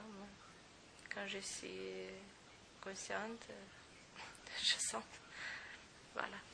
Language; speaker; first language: French; non-native, fluent; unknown